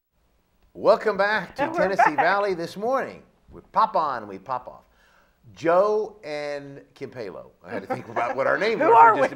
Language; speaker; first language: English; native; English